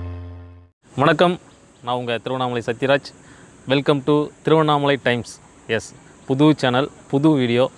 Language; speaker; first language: Tamil; native; Tamil